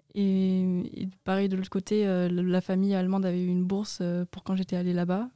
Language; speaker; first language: French; native; French